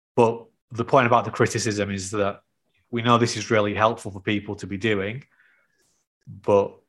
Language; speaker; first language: English; native; English